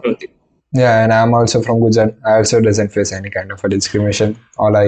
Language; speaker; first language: English; non-native, local second language; Gujarati